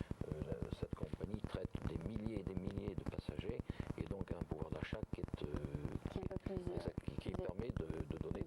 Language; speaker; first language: French; native; French